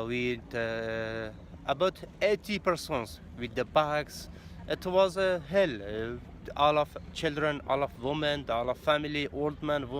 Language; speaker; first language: English; non-native, learner; Persian